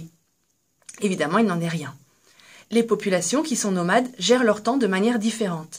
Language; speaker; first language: French; native; French